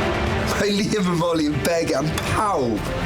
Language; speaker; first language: Welsh; native; Welsh